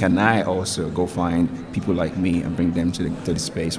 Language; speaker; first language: English; non-native, local second language; Yoruba